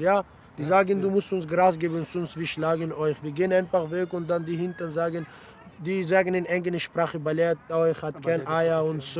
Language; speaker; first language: German; non-native, learner; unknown